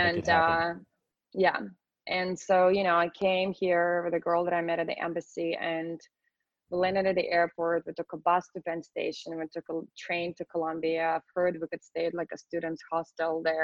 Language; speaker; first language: English; non-native, fluent; Russian